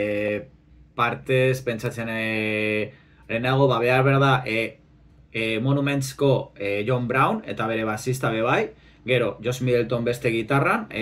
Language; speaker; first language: Basque; non-native, local second language; Spanish